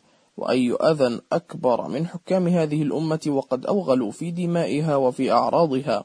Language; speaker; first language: Arabic; native; Arabic